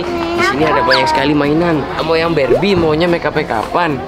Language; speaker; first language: Indonesian; native; Indonesian